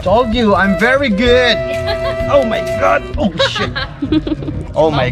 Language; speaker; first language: English; non-native, local second language; Filipino